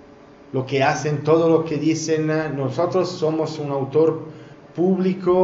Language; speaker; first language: Spanish; non-native, learner; Italian